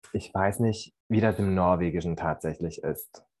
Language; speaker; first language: German; native; German